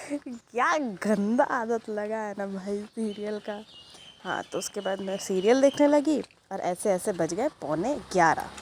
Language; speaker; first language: Hindi; native; Hindi